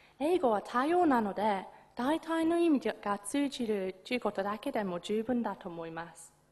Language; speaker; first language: Japanese; non-native, fluent; English